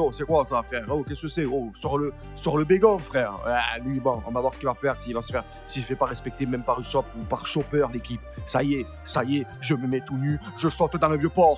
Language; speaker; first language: French; native; French